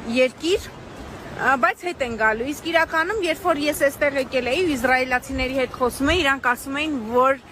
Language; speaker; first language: Armenian; native; Armenian